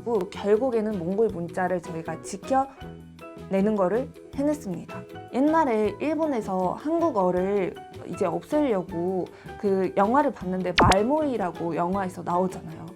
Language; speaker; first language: Korean; non-native, fluent; Mongolian